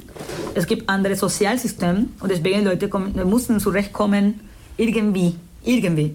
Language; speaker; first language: German; non-native, fluent; Spanish